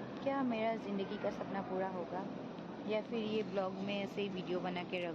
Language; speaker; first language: Hindi; non-native, local second language; Assamese